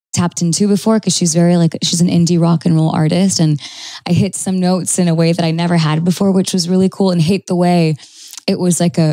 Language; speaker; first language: English; native; English